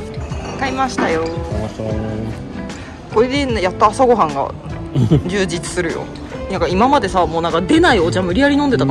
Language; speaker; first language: Japanese; native; Japanese